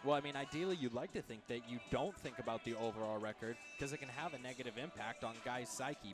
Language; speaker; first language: English; native; English